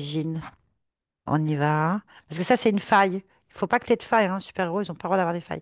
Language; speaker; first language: French; native; French